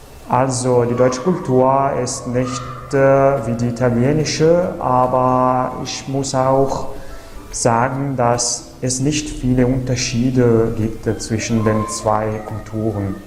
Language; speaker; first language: German; non-native, fluent; Italian